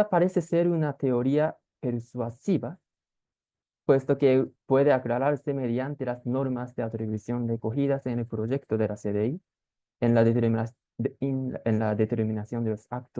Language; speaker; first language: Spanish; non-native, fluent; Japanese